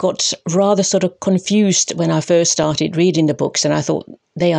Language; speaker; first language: English; non-native, fluent; Finnish